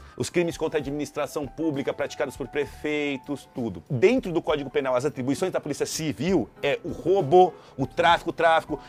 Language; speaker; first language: Portuguese; native; Portuguese